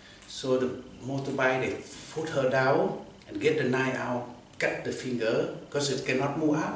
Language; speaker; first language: English; non-native, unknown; Vietnamese